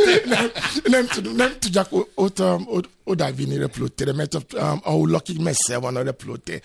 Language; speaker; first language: Hungarian; non-native, fluent; Yoruba